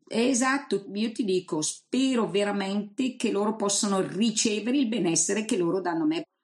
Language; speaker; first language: Italian; native; Italian